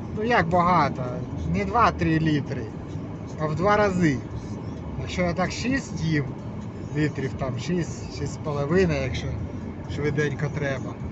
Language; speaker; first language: Ukrainian; non-native, local second language; Russian